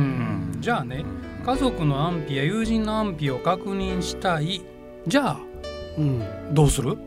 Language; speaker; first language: Japanese; native; Japanese